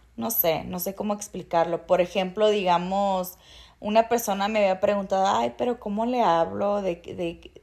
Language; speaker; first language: Spanish; early bilingual, heritage; Spanish